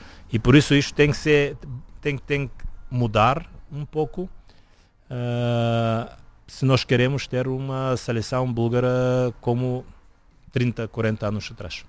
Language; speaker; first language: Portuguese; non-native, fluent; Bulgarian